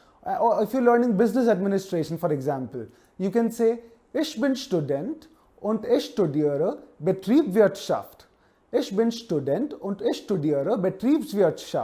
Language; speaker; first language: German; non-native, fluent; Hindi